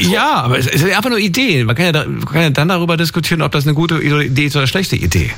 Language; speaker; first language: German; native; German